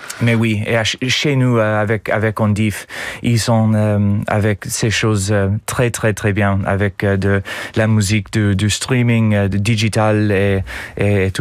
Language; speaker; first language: French; non-native, learner; English